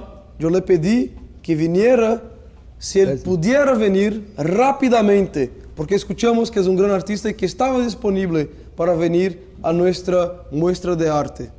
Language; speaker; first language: Spanish; non-native, fluent; Portuguese